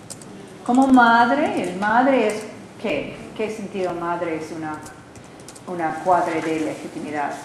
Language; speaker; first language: Spanish; non-native, learner; English